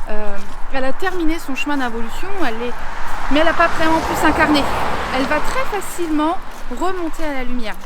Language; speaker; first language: French; native; French